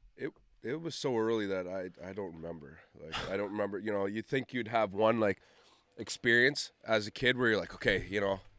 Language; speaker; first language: English; native; English